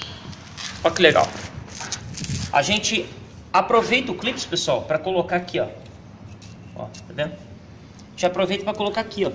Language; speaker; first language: Portuguese; native; Portuguese